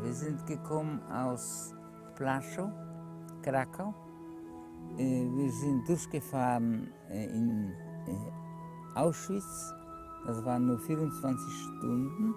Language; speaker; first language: German; non-native, learner; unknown